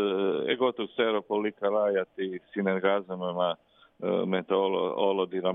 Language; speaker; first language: Greek; non-native, learner; Croatian